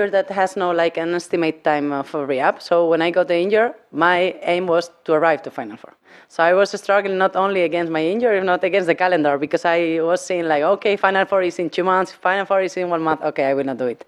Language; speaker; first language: English; non-native, fluent; Spanish